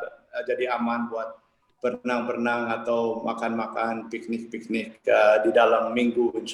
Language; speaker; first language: Indonesian; early bilingual, heritage; English